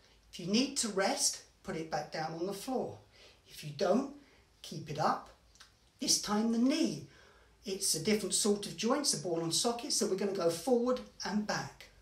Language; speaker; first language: English; native; English